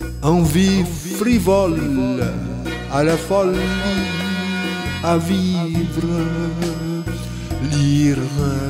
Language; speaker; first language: French; non-native, fluent; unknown